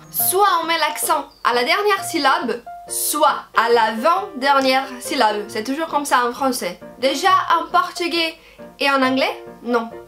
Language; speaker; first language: French; non-native, fluent; Portuguese